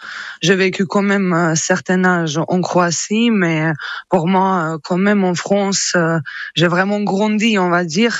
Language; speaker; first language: French; non-native, fluent; Croatian